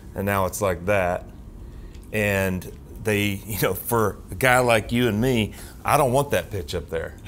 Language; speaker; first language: English; native; English